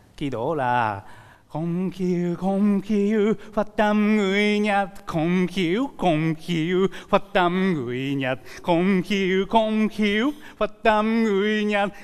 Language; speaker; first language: Vietnamese; non-native, learner; Japanese